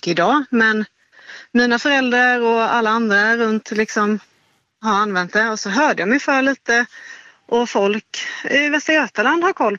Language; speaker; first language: Swedish; native; Swedish